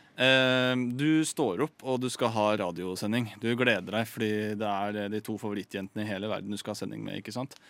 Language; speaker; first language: Norwegian; native; Norwegian